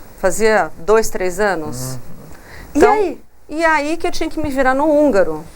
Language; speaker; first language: Portuguese; non-native, local second language; English